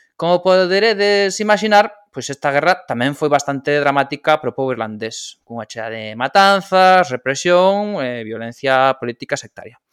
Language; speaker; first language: Galician; non-native, local second language; Spanish